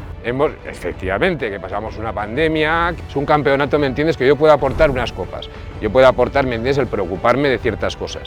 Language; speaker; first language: Spanish; native; Spanish